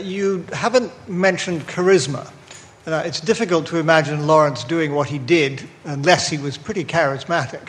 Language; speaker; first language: English; native; English